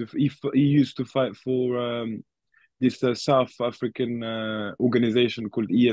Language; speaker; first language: English; native; English